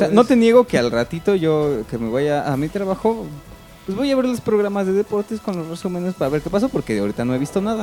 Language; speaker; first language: Spanish; native; Spanish